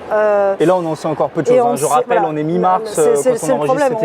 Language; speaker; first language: French; native; French